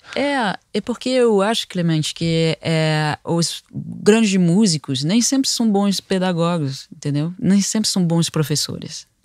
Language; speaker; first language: Portuguese; non-native, fluent; French